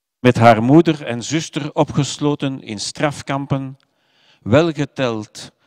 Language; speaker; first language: Dutch; non-native, local second language; French